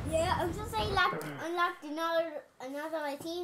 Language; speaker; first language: English; native; English